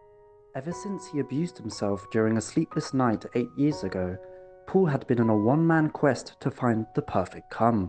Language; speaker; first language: English; native; English